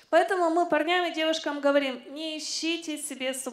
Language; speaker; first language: Russian; native; Russian